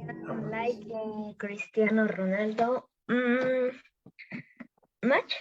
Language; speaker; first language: English; non-native, learner; Spanish